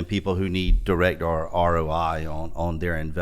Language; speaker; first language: English; native; English